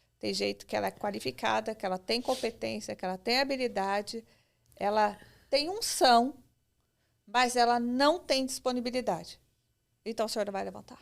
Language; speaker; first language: Portuguese; native; Portuguese